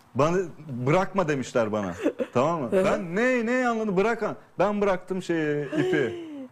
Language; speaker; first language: Turkish; native; Turkish